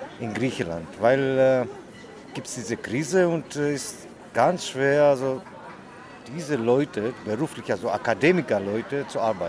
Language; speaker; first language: German; non-native, learner; Greek